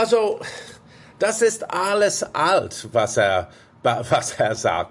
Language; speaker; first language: German; non-native, fluent; English